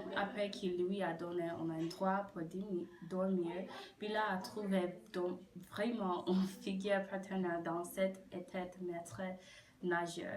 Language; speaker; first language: French; non-native, learner; English